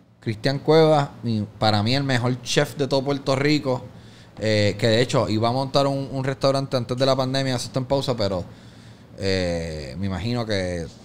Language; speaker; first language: Spanish; native; Spanish